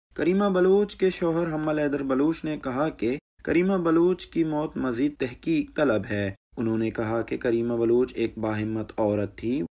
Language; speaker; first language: Urdu; non-native, local second language; Baluchi